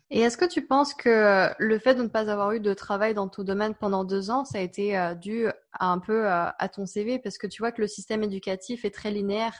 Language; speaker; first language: French; native; French